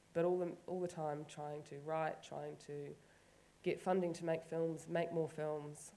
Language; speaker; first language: English; native; English